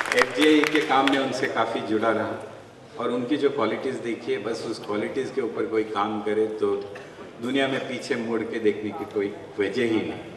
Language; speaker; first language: Hindi; non-native, local second language; Marathi